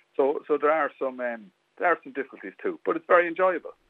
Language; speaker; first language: English; native; English